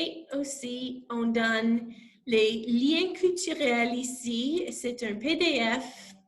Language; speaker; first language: French; non-native, local second language; English